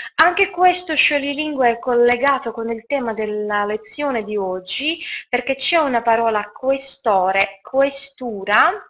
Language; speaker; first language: Italian; non-native, fluent; Russian